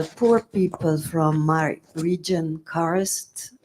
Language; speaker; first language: English; non-native, fluent; Slovenian